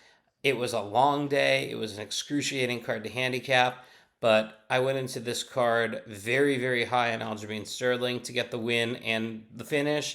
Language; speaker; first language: English; native; English